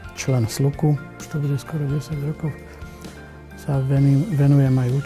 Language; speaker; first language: Slovak; non-native, local second language; Croatian